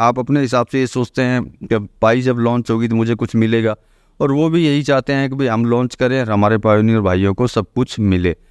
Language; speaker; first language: Hindi; native; Hindi